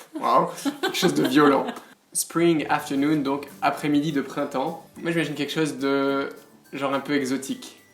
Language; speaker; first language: French; native; French